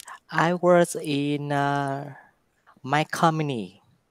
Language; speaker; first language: English; non-native, learner; Vietnamese